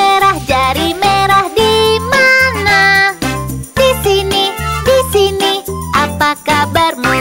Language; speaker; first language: Indonesian; non-native, fluent; Arabic